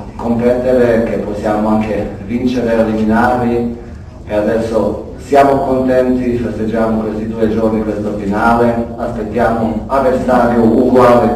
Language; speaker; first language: Italian; non-native, fluent; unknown